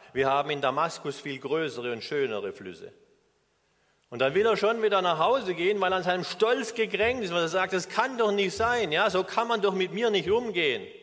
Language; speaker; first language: German; native; German